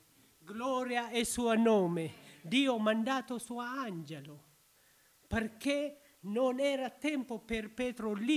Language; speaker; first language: Italian; non-native, learner; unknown